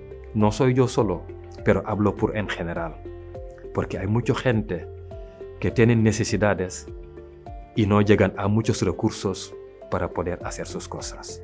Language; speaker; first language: Spanish; non-native, fluent; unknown